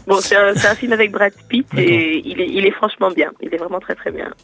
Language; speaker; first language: French; non-native, local second language; Wolof